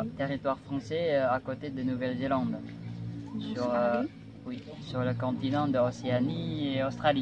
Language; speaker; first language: French; non-native, learner; Indonesian